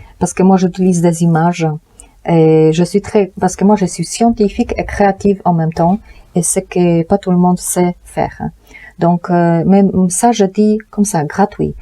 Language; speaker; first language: French; non-native, fluent; Polish